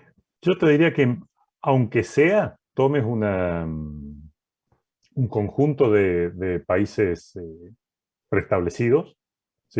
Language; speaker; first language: Spanish; native; Spanish